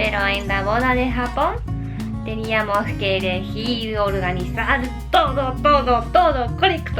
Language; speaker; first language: Spanish; non-native, learner; Japanese